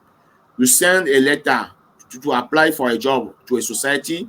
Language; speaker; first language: English; non-native, learner; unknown